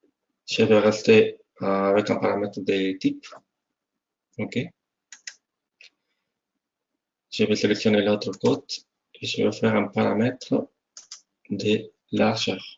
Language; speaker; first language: French; non-native, fluent; Spanish